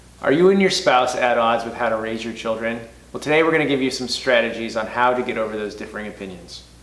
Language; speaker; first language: English; native; English